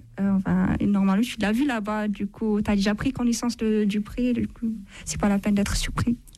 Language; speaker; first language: French; non-native, fluent; Amharic